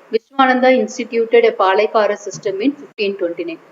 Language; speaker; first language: English; non-native, local second language; Tamil